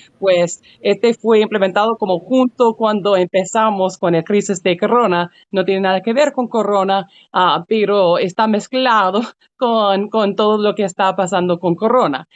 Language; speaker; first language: Spanish; non-native, fluent; English